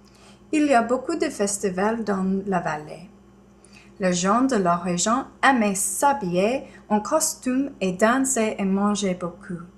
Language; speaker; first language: French; non-native, learner; English